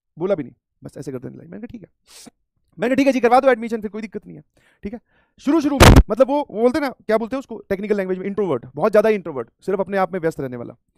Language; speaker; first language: Hindi; native; Hindi